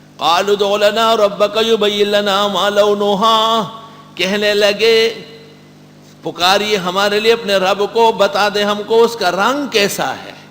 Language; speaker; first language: Urdu; non-native, local second language; Pashto